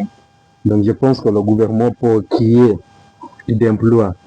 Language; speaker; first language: French; non-native, learner; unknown